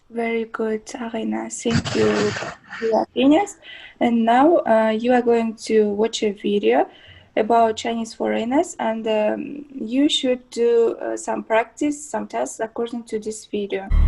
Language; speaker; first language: English; non-native, fluent; Kazakh